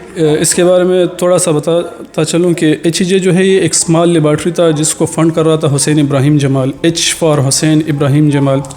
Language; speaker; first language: Urdu; non-native, local second language; Pashto